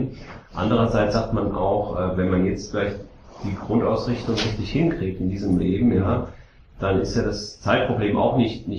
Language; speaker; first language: German; native; German